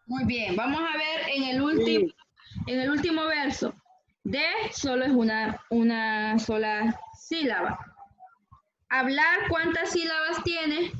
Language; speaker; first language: Spanish; native; Spanish